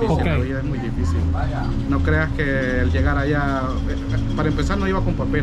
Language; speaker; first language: Spanish; native; Spanish